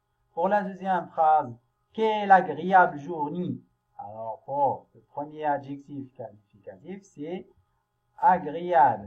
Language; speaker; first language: French; non-native, local second language; Arabic